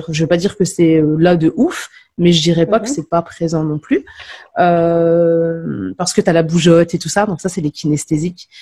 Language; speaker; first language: French; native; French